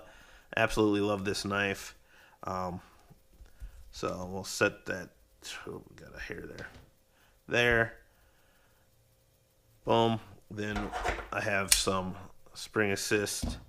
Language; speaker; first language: English; native; English